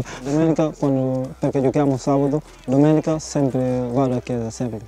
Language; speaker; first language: Italian; non-native, learner; Portuguese